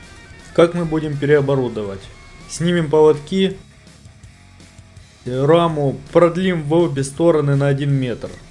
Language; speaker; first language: Russian; native; Russian